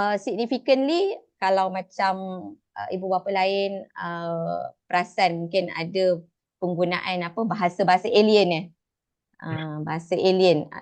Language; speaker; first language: Malay; native; Malay